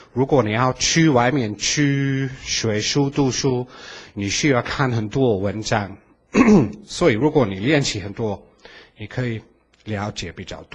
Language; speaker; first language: Chinese; non-native, fluent; English